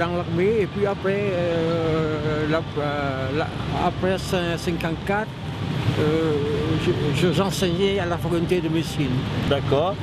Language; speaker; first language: French; non-native, local second language; Vietnamese